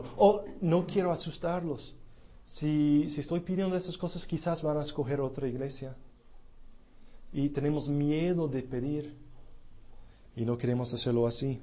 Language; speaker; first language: Spanish; non-native, fluent; English